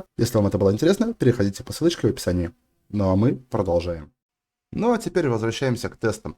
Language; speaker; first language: Russian; native; Russian